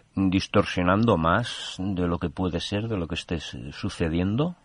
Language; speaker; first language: Spanish; non-native, local second language; Catalan